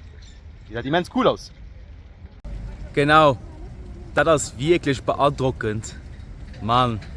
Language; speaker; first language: German; non-native, local second language; Luxembourgish